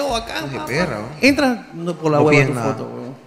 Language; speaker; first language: Spanish; native; Spanish